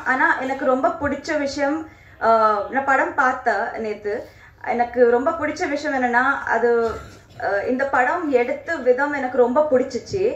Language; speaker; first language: Tamil; non-native, learner; Telugu